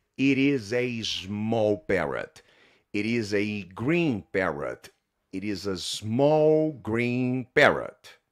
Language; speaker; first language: English; non-native, fluent; Portuguese